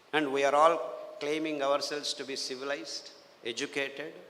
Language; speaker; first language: English; non-native, local second language; Telugu